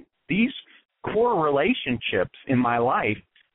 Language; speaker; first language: English; native; English